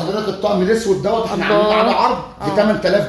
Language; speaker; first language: Arabic; native; Arabic